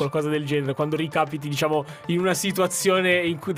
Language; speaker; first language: Italian; native; Italian